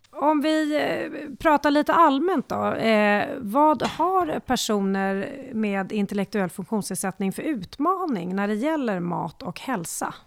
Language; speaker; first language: Swedish; native; Swedish